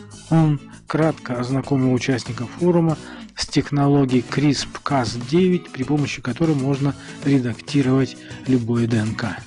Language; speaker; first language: Russian; native; Russian